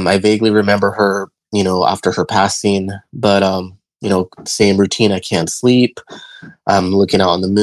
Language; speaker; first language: English; native; English